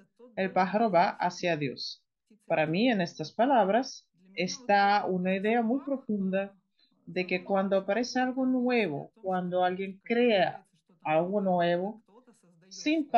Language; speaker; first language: Spanish; non-native, fluent; Russian